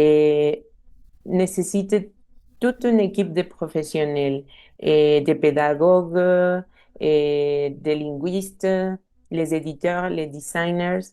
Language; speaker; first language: French; non-native, fluent; Spanish